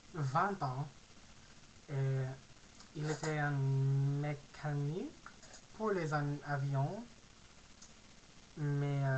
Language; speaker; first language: French; non-native, learner; English